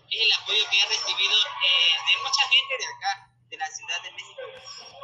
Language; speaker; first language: Spanish; native; Spanish